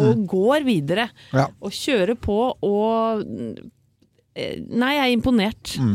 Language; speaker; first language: Norwegian; native; Norwegian